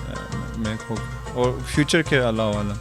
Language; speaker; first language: Hindi; early bilingual, heritage; Hindi